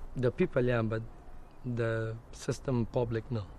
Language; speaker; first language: English; non-native, learner; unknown